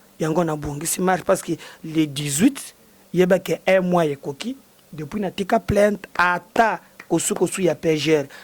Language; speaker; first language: Lingala; non-native, local second language; Luba-Lulua